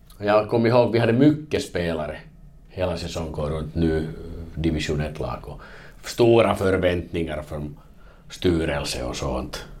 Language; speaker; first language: Swedish; non-native, local second language; Finnish